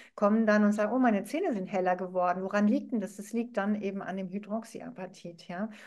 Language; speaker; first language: German; non-native, fluent; Arabic